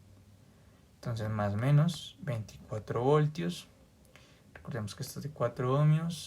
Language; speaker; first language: Spanish; native; Spanish